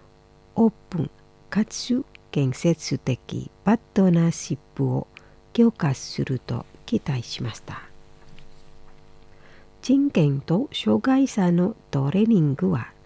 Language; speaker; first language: Japanese; non-native, fluent; Indonesian